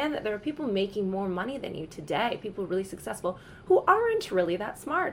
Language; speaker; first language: English; native; English